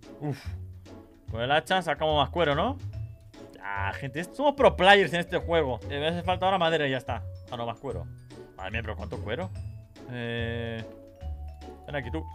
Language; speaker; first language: Spanish; native; Spanish